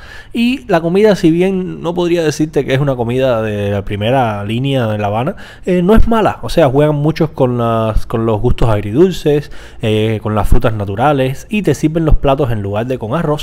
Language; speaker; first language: Spanish; native; Spanish